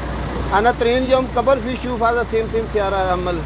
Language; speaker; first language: Arabic; non-native, learner; Urdu